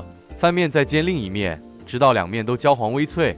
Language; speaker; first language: Chinese; native; Chinese